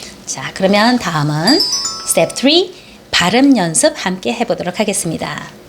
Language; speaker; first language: Korean; native; Korean